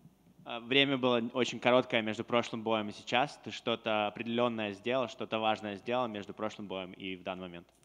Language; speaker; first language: Russian; native; Russian